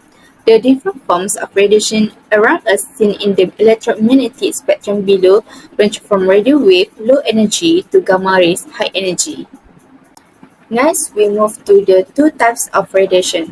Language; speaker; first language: English; non-native, learner; Malay